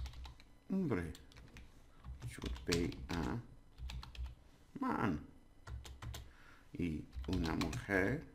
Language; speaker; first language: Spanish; non-native, learner; English